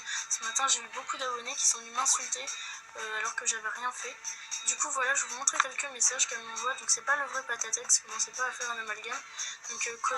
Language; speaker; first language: French; native; French